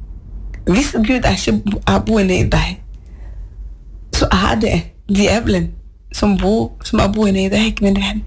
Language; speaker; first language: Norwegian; non-native, fluent; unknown